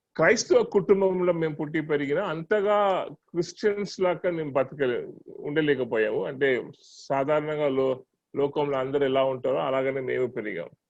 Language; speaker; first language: Telugu; non-native, local second language; Tamil